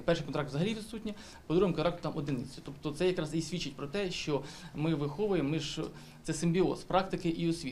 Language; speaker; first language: Ukrainian; native; Ukrainian